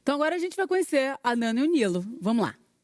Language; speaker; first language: Portuguese; native; Portuguese